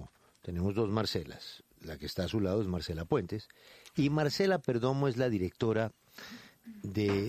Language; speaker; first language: Spanish; native; Spanish